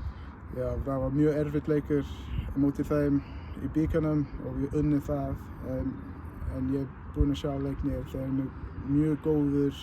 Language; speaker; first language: Icelandic; non-native, learner; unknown